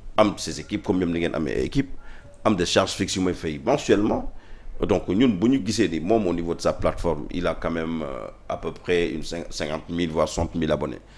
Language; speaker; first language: Wolof; non-native, local second language; Jola-Fonyi